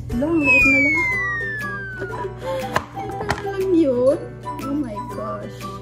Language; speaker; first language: Filipino; non-native, local second language; Cebuano